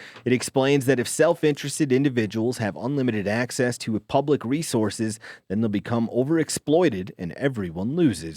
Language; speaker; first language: English; native; English